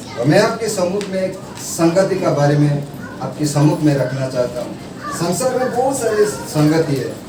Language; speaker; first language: Hindi; non-native, local second language; Marathi